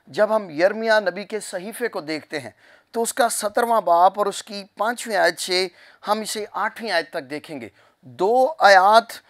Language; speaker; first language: Urdu; non-native, local second language; Punjabi